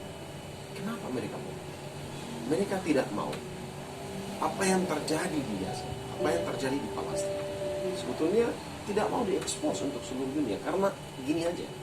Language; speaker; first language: Indonesian; non-native, fluent; Arabic